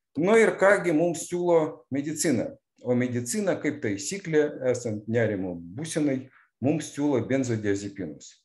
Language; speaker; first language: Lithuanian; non-native, local second language; Russian